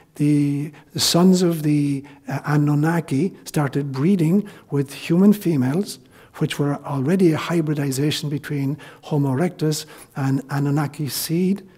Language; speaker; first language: English; native; English